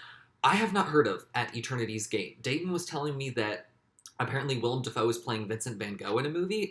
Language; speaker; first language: English; native; English